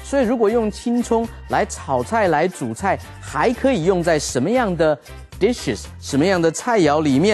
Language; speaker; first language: Chinese; native; Chinese